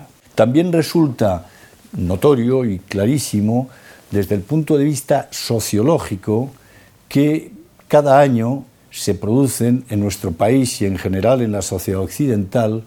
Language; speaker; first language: Spanish; native; Spanish